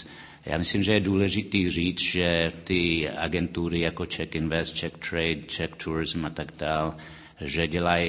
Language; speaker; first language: Czech; early bilingual, heritage; Czech